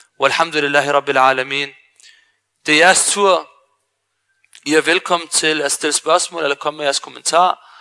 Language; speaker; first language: Danish; early bilingual, other home language; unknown